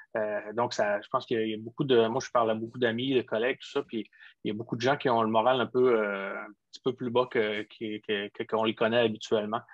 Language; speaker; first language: French; native; French